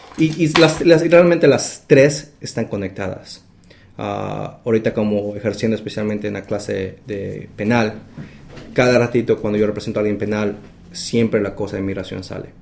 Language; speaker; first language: Spanish; native; Spanish